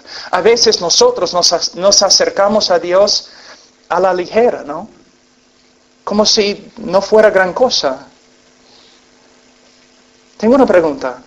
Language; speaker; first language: Spanish; non-native, fluent; English